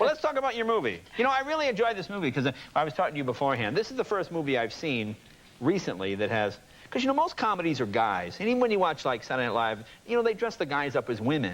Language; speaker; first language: English; native; English